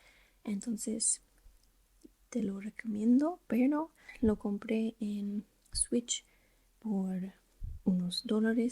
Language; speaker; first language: Spanish; non-native, learner; English